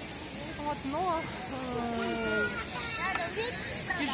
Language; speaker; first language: Russian; native; Russian